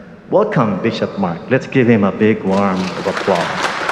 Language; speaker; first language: English; non-native, local second language; Pampanga